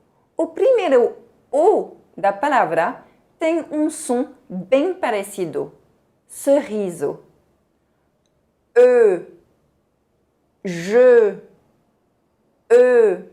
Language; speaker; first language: Portuguese; non-native, fluent; French